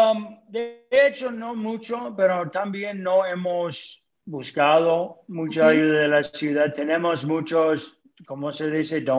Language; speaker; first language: Spanish; early bilingual, other home language; English